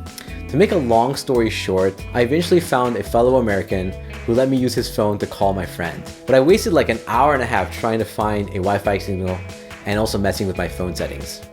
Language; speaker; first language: English; native; English